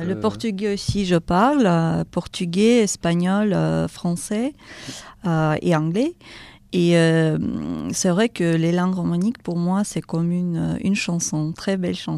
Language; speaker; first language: French; non-native, fluent; Russian